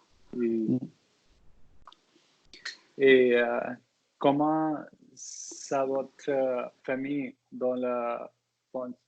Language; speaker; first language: French; non-native, learner; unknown